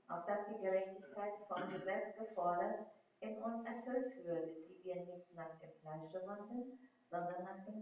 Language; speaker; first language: German; non-native, fluent; Russian